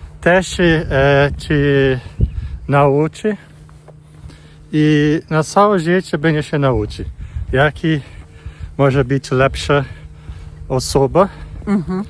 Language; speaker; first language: Polish; non-native, learner; Portuguese